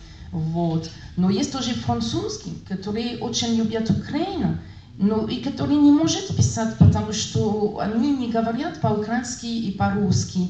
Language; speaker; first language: Russian; non-native, learner; French